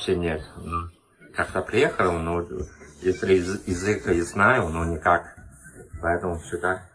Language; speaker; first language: Russian; non-native, learner; Chinese